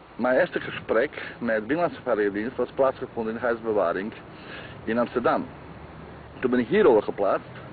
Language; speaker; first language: Dutch; non-native, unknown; Croatian